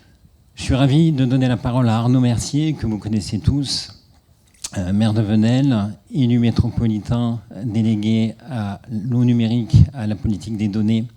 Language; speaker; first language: French; native; French